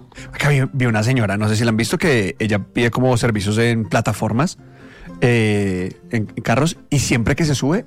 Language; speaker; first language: Spanish; native; Spanish